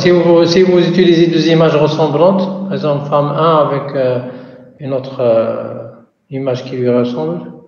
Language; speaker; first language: French; non-native, local second language; Arabic